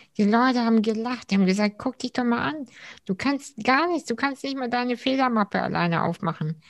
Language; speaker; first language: German; early bilingual, other home language; Russian